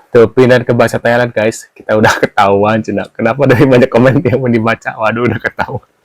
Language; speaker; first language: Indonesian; native; Indonesian